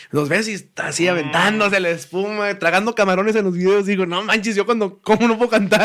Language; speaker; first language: Spanish; native; Spanish